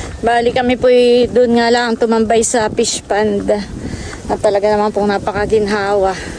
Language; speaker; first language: Filipino; native; Filipino